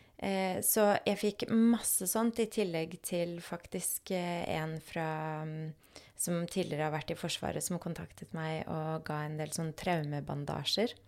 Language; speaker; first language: Norwegian; early bilingual, other home language; Polish